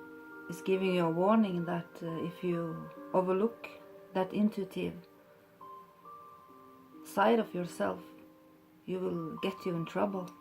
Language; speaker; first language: English; non-native, fluent; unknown